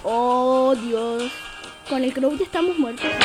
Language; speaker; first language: Spanish; native; Spanish